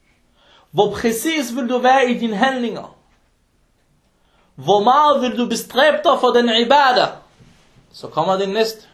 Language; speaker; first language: Danish; early bilingual, other home language; Arabic